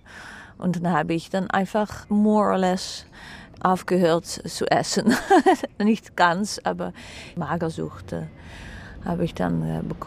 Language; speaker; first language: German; non-native, fluent; Dutch